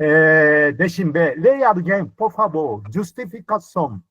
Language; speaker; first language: Portuguese; non-native, fluent; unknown